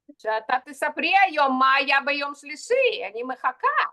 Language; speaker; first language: Hebrew; non-native, fluent; Russian